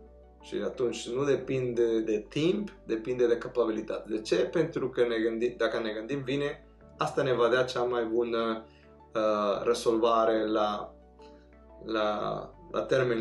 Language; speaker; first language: Romanian; non-native, fluent; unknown